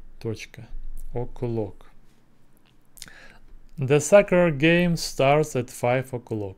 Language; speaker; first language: English; non-native, learner; Russian